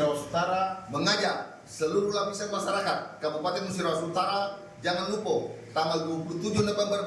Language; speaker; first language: Malay; native; Malay